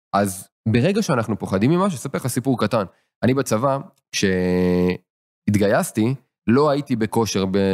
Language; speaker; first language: Hebrew; native; Hebrew